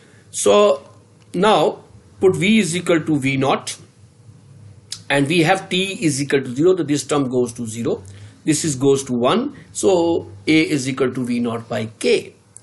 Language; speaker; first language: English; non-native, local second language; Urdu